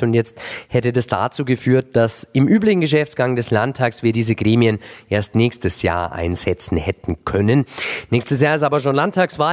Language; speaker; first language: German; native; German